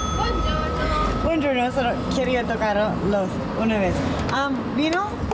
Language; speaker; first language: Spanish; non-native, learner; English